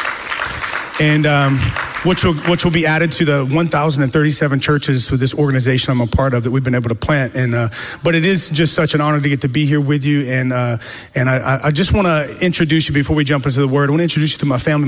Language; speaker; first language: English; native; English